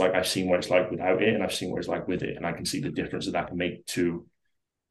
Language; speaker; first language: English; native; English